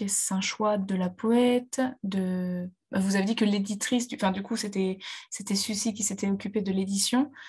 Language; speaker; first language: French; native; French